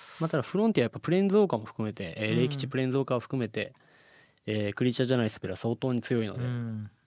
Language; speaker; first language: Japanese; native; Japanese